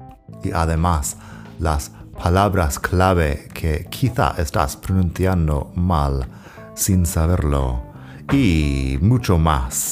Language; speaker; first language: Spanish; non-native, fluent; English